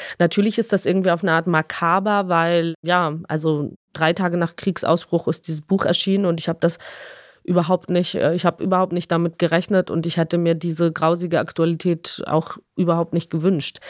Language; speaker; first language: German; non-native, fluent; Georgian